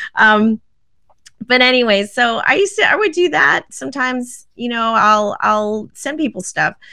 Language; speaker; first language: English; native; English